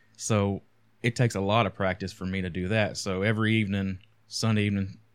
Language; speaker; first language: English; native; English